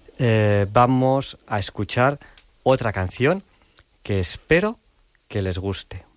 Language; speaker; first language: Spanish; native; Spanish